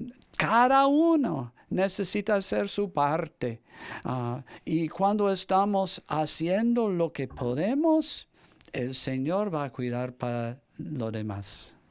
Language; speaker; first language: Spanish; non-native, fluent; English